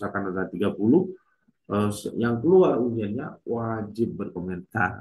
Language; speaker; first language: Indonesian; native; Indonesian